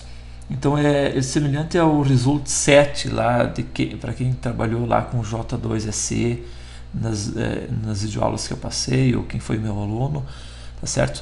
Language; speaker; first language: Portuguese; native; Portuguese